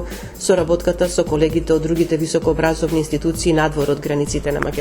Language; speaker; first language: Macedonian; native; Macedonian